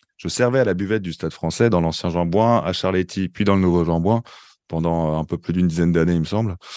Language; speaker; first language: French; native; French